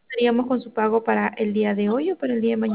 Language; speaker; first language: Spanish; native; Spanish